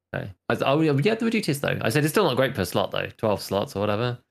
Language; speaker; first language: English; native; English